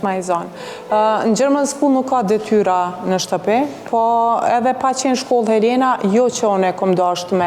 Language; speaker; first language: Albanian; native; Albanian